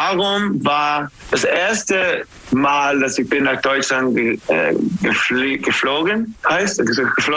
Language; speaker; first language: German; non-native, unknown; English